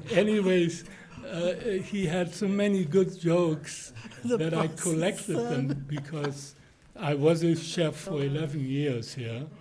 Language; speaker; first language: English; non-native, fluent; German